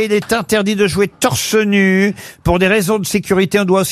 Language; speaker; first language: French; native; French